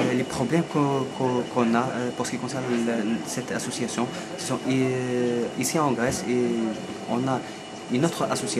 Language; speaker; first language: French; non-native, learner; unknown